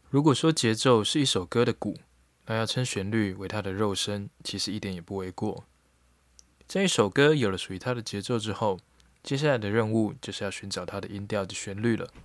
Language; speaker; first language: Chinese; native; Chinese